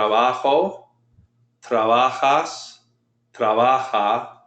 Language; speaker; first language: Spanish; non-native, fluent; English